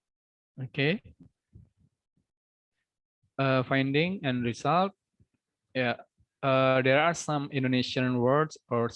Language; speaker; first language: English; non-native, local second language; Indonesian